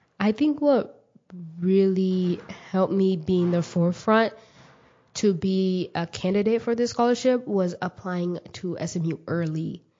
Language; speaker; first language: English; early bilingual, other home language; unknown